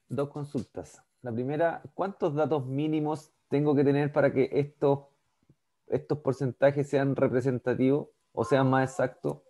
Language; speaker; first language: Spanish; native; Spanish